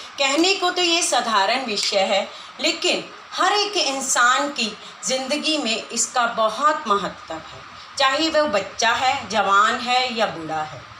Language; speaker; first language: Hindi; non-native, local second language; Punjabi